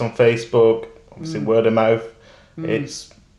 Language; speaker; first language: English; native; English